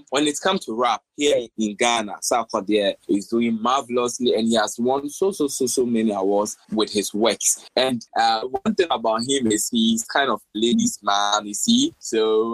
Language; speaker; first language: English; non-native, local second language; Akan